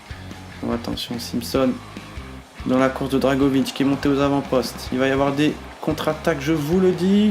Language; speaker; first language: French; native; French